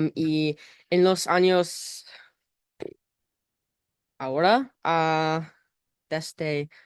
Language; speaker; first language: Spanish; non-native, learner; English